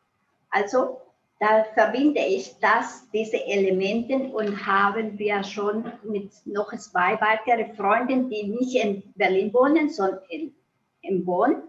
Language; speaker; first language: German; non-native, fluent; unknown